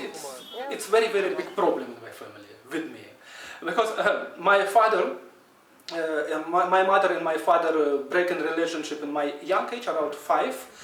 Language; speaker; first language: English; non-native, learner; Russian